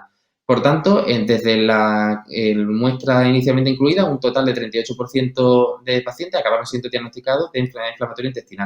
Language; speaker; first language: Spanish; native; Spanish